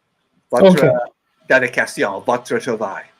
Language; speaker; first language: French; non-native, learner; English